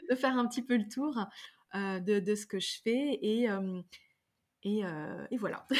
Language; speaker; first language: French; native; French